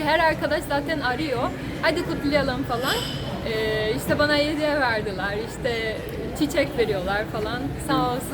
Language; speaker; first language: Turkish; non-native, fluent; Portuguese